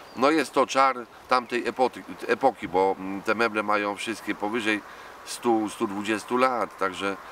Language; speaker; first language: Polish; native; Polish